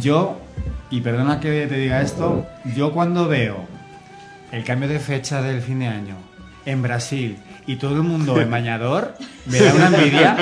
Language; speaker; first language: Spanish; native; Spanish